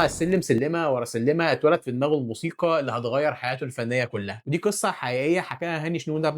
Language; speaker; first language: Arabic; native; Arabic